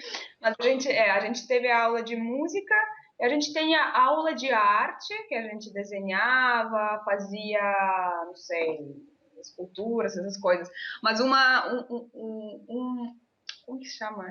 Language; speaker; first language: Portuguese; non-native, fluent; Russian